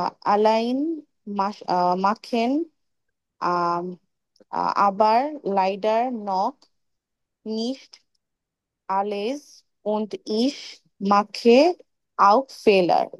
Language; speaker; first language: German; non-native, learner; Bangla